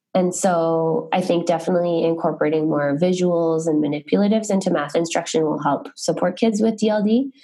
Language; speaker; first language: English; native; English